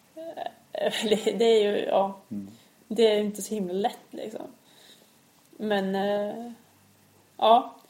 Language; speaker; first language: Swedish; native; Swedish